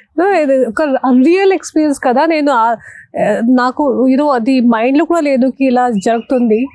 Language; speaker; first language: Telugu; non-native, local second language; Hindi